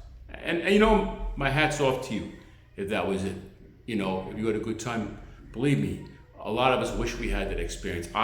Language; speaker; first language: English; native; English